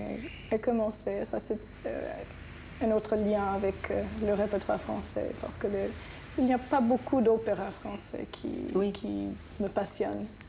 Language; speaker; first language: French; non-native, fluent; English